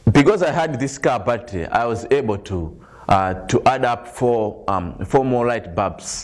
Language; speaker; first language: English; non-native, local second language; Nyanja